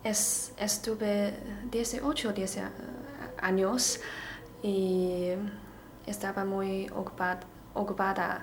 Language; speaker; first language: Spanish; non-native, learner; Chinese